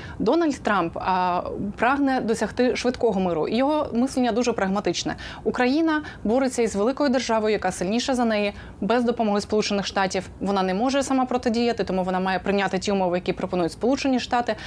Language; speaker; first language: Ukrainian; native; Ukrainian